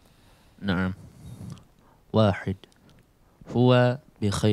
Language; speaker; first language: Arabic; non-native, learner; Indonesian